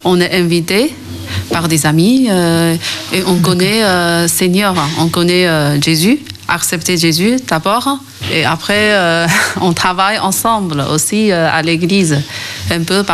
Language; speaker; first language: French; non-native, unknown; Chinese